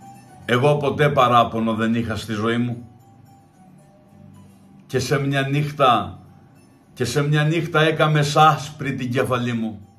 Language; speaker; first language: Greek; native; Greek